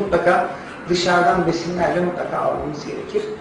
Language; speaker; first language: Turkish; native; Turkish